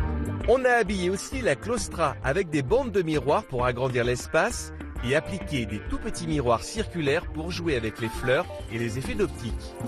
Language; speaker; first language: French; native; French